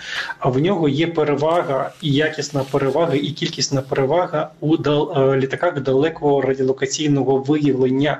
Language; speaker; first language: Ukrainian; native; Ukrainian